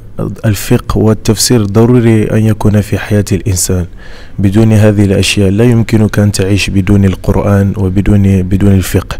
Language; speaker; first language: Arabic; non-native, fluent; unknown